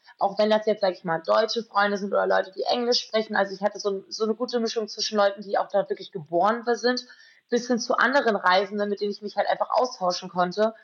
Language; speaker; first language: German; native; German